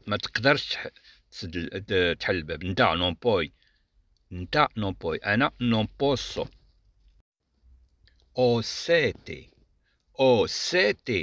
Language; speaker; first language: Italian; non-native, fluent; Arabic